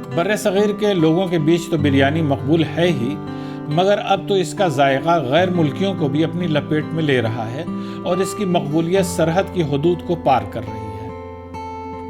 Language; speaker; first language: Urdu; native; Urdu